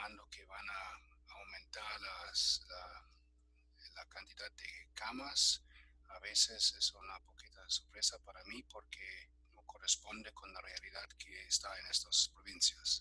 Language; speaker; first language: Spanish; non-native, fluent; German